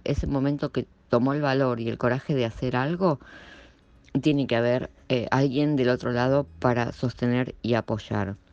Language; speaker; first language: Spanish; native; Spanish